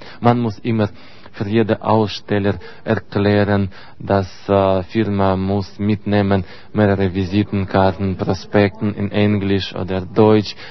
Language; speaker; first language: German; non-native, fluent; Russian